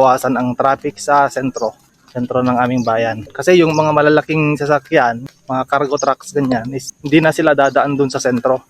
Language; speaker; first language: Filipino; non-native, local second language; Iloko